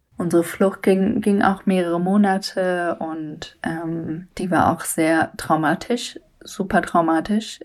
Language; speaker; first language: German; early bilingual, other home language; Persian